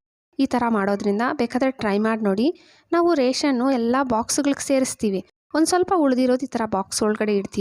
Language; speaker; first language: Kannada; native; Kannada